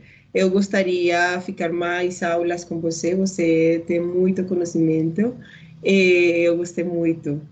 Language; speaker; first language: Portuguese; non-native, learner; Spanish